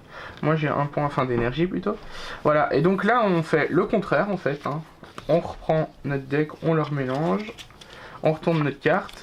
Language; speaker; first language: French; native; French